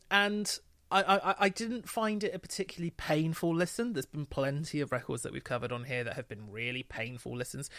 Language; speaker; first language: English; native; English